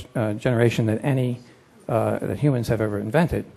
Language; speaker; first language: English; native; English